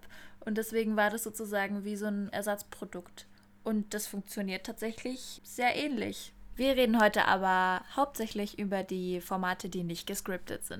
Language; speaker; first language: German; native; German